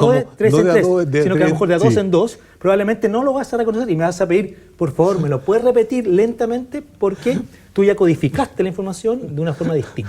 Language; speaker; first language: Spanish; native; Spanish